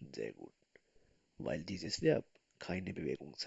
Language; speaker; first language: German; non-native, fluent; Urdu